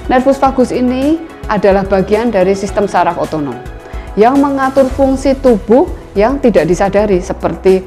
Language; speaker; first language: Indonesian; native; Indonesian